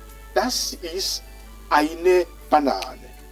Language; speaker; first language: German; non-native, fluent; Rundi